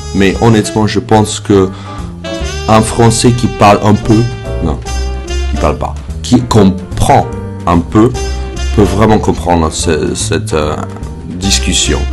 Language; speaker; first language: French; non-native, fluent; English